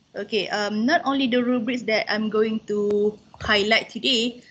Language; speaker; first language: English; non-native, local second language; Malay